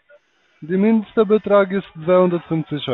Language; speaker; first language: German; non-native, learner; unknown